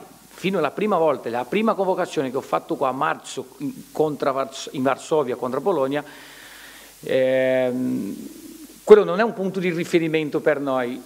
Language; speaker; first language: Italian; non-native, fluent; Portuguese